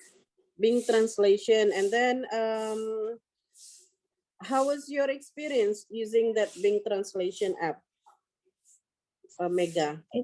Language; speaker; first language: English; non-native, local second language; Indonesian